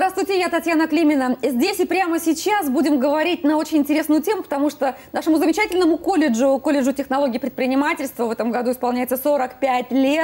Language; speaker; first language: Russian; native; Russian